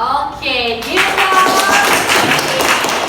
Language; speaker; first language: English; non-native, learner; Indonesian